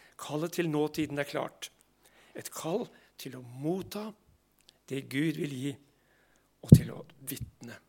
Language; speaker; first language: Norwegian; native; Norwegian